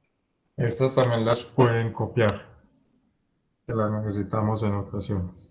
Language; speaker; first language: Spanish; native; Spanish